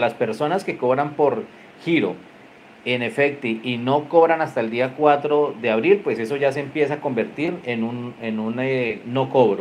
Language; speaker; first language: Spanish; native; Spanish